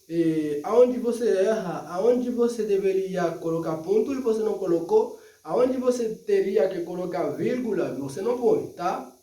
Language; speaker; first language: Portuguese; non-native, fluent; Haitian Creole